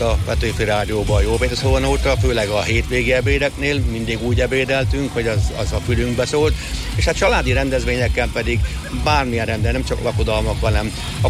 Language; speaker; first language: Hungarian; native; Hungarian